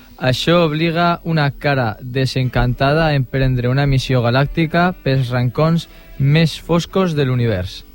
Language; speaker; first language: Catalan; non-native, local second language; Spanish